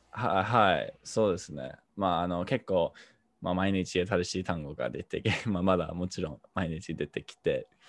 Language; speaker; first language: Japanese; non-native, fluent; English